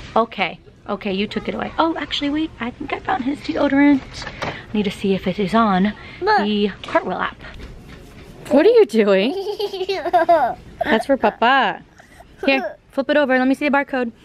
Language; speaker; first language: English; native; English